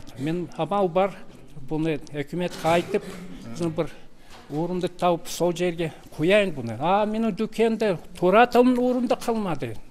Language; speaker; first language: Kazakh; non-native, local second language; Russian